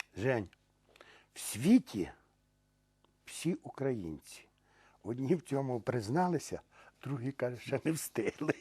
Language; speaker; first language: Ukrainian; native; Ukrainian